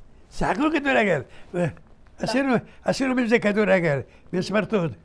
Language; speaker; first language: Hebrew; early bilingual, other home language; Arabic